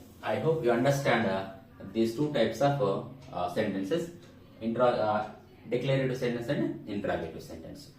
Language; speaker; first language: English; non-native, local second language; Telugu